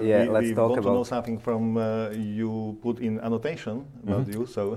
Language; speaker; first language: English; non-native, learner; Slovak